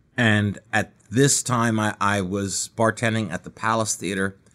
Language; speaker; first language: English; native; English